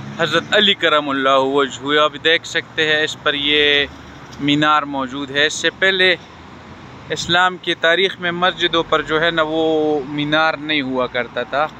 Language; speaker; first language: Urdu; non-native, local second language; Pashto